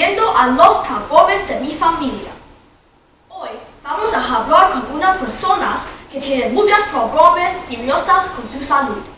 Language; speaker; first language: Spanish; non-native, learner; English